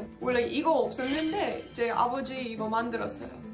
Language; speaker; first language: Korean; non-native, fluent; English